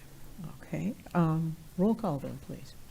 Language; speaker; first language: English; native; English